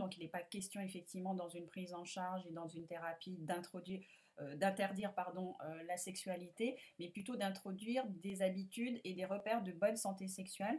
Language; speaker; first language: French; native; French